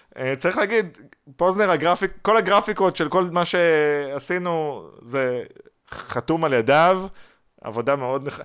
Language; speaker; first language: Hebrew; native; Hebrew